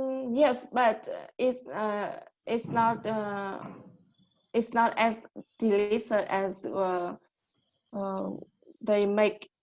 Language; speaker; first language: English; non-native, learner; Vietnamese